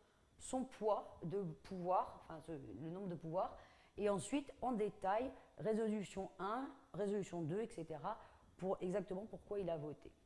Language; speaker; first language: French; native; French